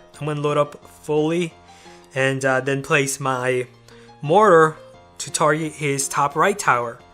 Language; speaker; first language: English; native; English